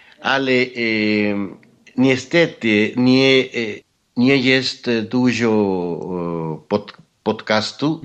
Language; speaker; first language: Polish; non-native, learner; Spanish